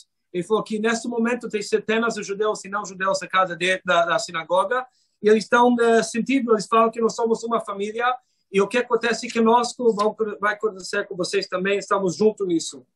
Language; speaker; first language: Portuguese; non-native, fluent; Hebrew